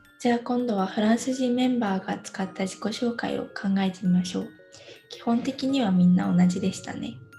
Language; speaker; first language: Japanese; native; Japanese